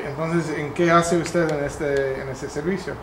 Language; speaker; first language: Spanish; non-native, fluent; English